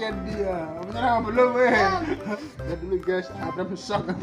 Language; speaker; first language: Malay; non-native, local second language; Javanese